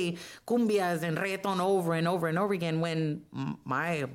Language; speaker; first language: English; non-native, fluent; Spanish